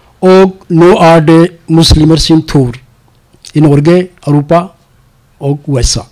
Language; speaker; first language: Norwegian; non-native, learner; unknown